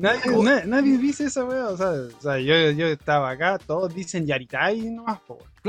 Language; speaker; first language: Spanish; native; Spanish